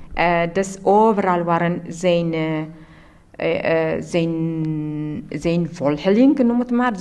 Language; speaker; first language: Dutch; non-native, learner; Tigrinya